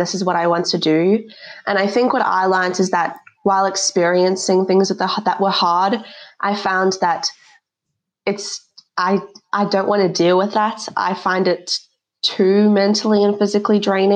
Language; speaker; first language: English; native; English